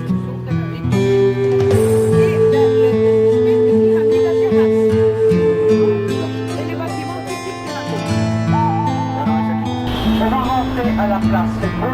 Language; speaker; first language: French; non-native, fluent; Spanish